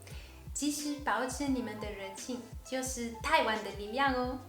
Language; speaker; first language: Chinese; non-native, fluent; French